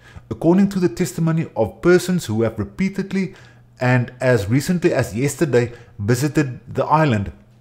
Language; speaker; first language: English; non-native, local second language; Afrikaans